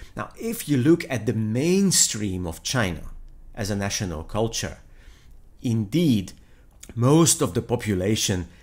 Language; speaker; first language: English; non-native, fluent; Hungarian